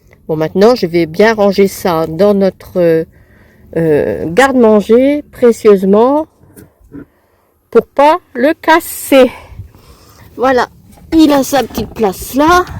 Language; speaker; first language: French; native; French